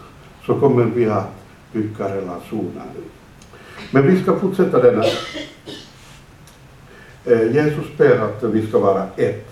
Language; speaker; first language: Swedish; non-native, fluent; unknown